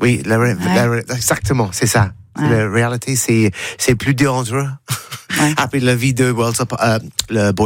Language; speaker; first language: French; non-native, learner; English